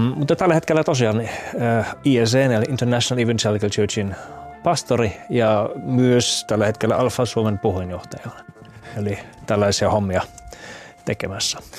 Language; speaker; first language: Finnish; non-native, fluent; German